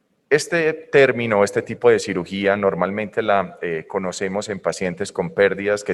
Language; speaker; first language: Spanish; native; Spanish